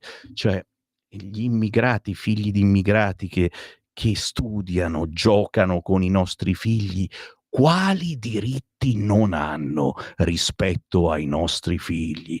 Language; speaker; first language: Italian; native; Italian